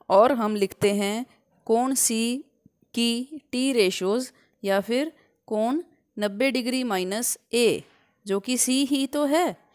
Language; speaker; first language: Hindi; non-native, local second language; Punjabi